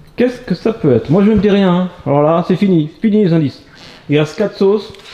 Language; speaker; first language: French; native; French